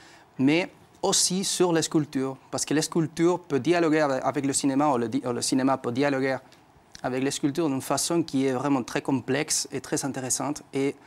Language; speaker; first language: French; non-native, fluent; Spanish